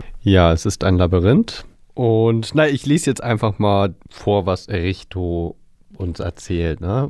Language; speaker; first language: German; native; German